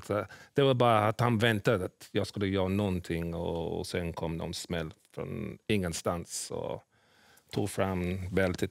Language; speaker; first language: Swedish; early bilingual, other home language; English